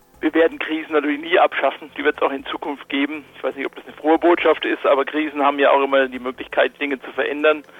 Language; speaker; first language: German; native; German